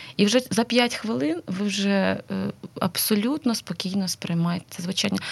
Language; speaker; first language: Ukrainian; non-native, local second language; Russian